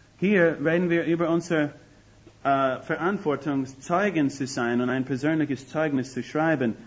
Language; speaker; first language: German; non-native, fluent; English